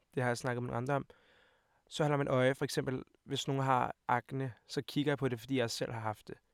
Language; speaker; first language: Danish; native; Danish